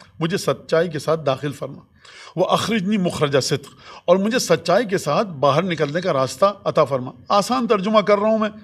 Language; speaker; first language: Urdu; native; Urdu